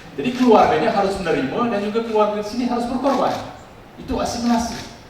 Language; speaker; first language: Malay; non-native, local second language; Tamil